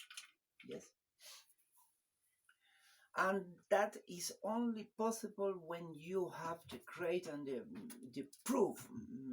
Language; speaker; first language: English; non-native, learner; Spanish